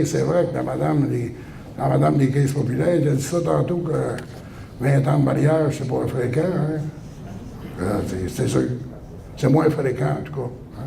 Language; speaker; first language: French; native; French